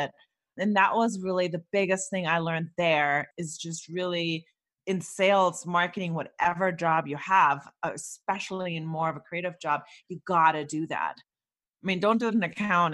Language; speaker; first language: English; non-native, fluent; German